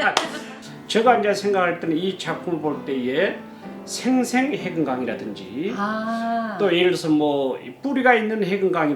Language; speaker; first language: Korean; native; Korean